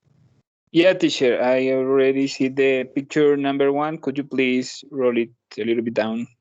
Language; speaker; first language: English; non-native, learner; Spanish